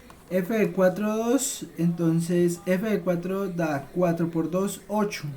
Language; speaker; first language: Spanish; native; Spanish